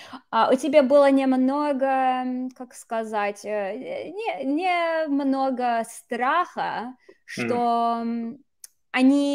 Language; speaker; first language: Russian; non-native, fluent; English